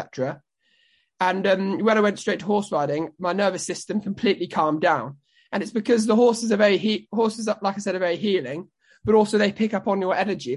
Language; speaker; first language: English; native; English